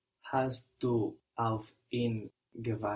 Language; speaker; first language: German; non-native, learner; English